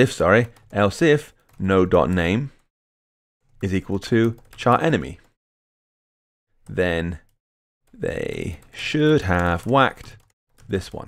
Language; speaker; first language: English; native; English